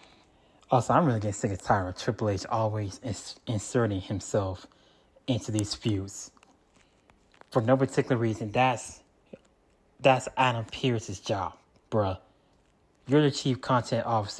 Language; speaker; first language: English; native; English